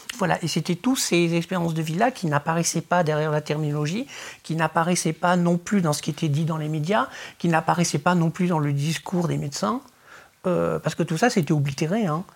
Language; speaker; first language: French; early bilingual, other home language; Spanish